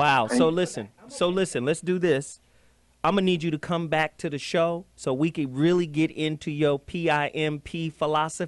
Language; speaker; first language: English; native; English